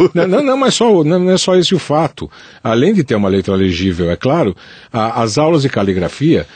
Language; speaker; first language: Portuguese; native; Portuguese